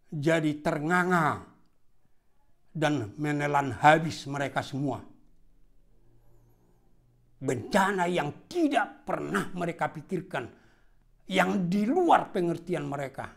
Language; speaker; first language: Indonesian; non-native, local second language; Batak Toba